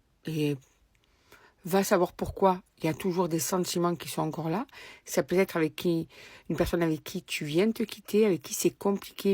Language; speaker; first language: French; native; French